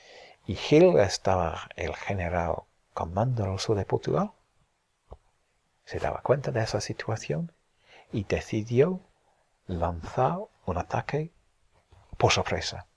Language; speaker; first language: Spanish; non-native, fluent; English